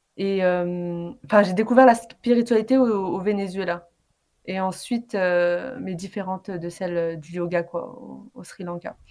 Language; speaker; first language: French; early bilingual, other home language; Arabic